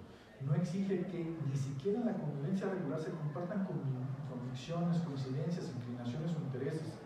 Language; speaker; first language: Spanish; native; Spanish